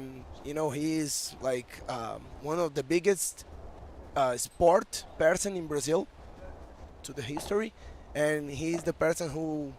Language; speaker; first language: English; non-native, fluent; Portuguese